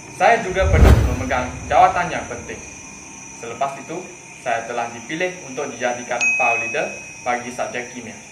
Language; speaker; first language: Malay; non-native, local second language; Chinese